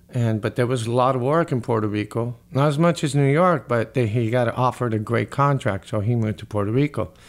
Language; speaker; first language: English; early bilingual, other home language; Spanish